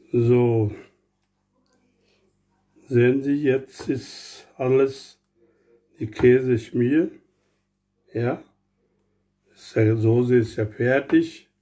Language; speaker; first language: German; non-native, learner; Urdu